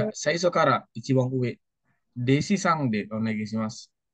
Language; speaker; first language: Japanese; non-native, fluent; Indonesian